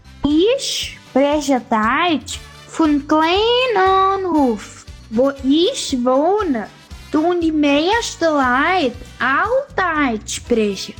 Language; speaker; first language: German; early bilingual, heritage; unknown